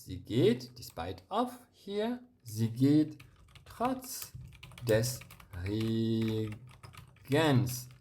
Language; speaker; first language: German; non-native, fluent; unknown